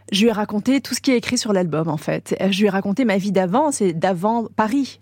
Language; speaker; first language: French; native; French